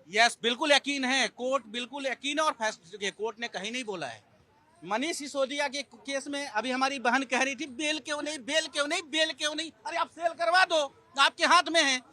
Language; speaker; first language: Hindi; native; Hindi